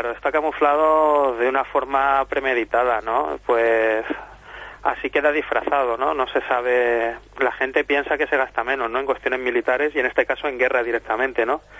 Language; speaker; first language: Spanish; native; Spanish